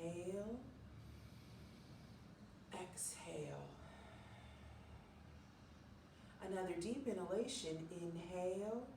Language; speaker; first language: English; native; English